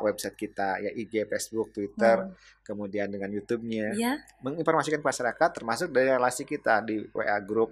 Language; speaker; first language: Indonesian; native; Indonesian